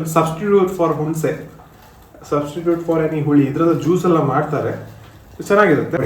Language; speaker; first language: Kannada; non-native, local second language; Tulu